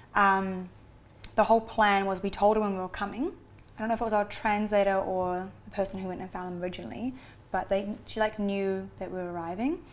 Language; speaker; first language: English; native; English